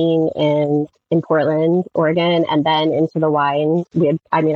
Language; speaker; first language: English; native; English